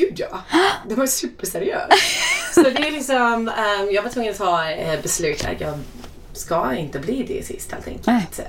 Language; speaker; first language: Swedish; non-native, fluent; English